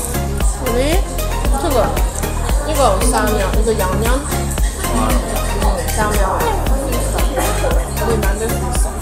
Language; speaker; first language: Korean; non-native, learner; Chinese